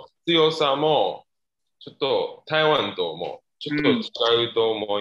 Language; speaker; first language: Japanese; non-native, learner; Chinese